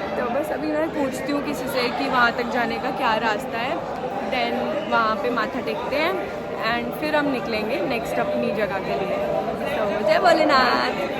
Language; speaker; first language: Hindi; non-native, local second language; Punjabi